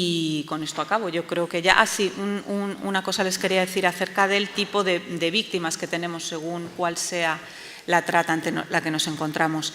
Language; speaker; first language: Spanish; native; Spanish